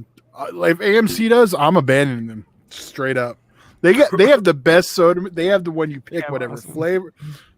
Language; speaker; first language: English; native; English